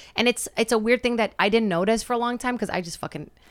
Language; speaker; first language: English; non-native, fluent; Portuguese